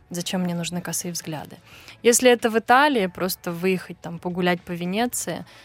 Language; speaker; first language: Russian; native; Russian